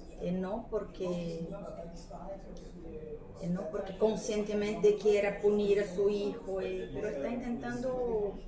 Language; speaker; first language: Spanish; non-native, fluent; Portuguese